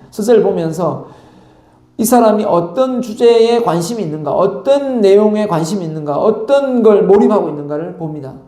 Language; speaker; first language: Korean; native; Korean